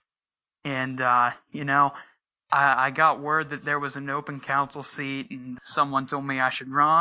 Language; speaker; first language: English; native; English